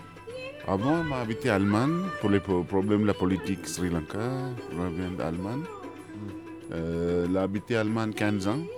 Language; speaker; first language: French; non-native, learner; Tamil